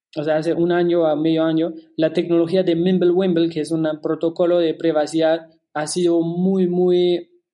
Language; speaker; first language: Spanish; non-native, fluent; German